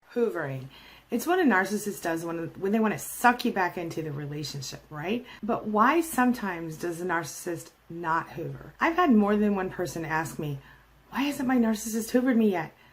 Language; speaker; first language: English; native; English